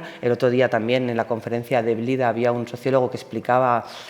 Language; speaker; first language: Spanish; native; Spanish